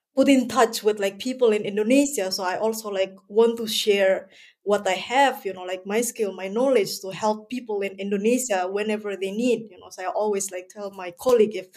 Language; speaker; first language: English; non-native, fluent; Indonesian